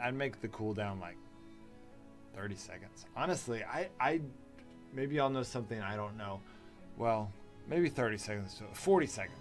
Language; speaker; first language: English; native; English